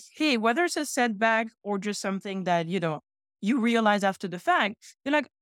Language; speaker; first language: English; non-native, fluent; French